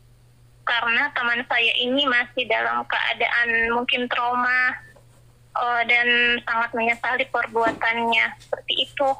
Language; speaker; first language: Indonesian; native; Indonesian